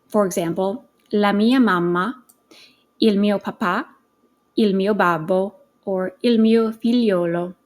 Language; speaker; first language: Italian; non-native, fluent; English